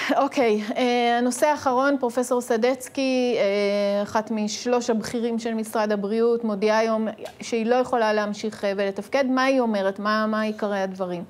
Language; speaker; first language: Hebrew; native; Hebrew